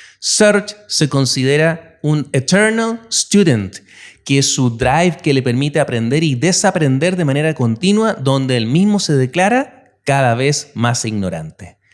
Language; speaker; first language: Spanish; native; Spanish